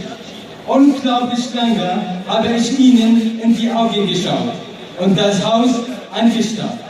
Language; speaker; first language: German; non-native, learner; Arabic